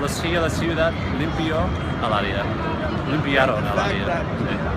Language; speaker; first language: Spanish; non-native, fluent; English